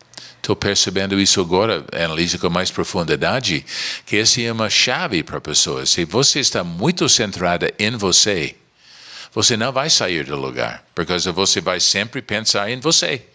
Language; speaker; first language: Portuguese; non-native, learner; English